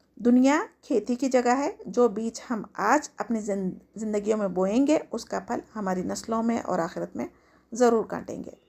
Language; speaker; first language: Urdu; native; Urdu